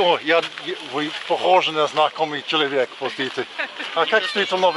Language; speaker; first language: Russian; non-native, learner; English